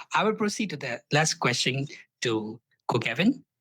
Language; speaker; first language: English; non-native, fluent; Burmese